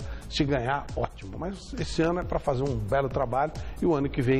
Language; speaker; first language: Portuguese; native; Portuguese